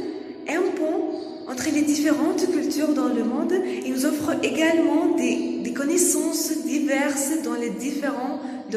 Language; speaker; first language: French; non-native, fluent; Arabic